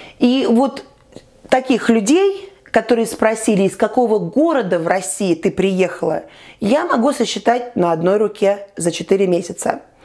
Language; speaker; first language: Russian; native; Russian